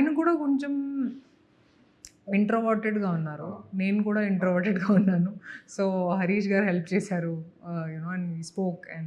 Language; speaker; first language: Telugu; non-native, local second language; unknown